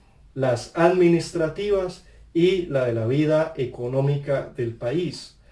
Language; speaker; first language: Spanish; native; Spanish